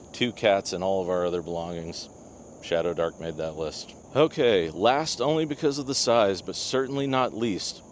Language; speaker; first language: English; native; English